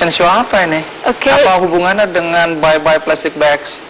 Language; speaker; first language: Indonesian; native; Indonesian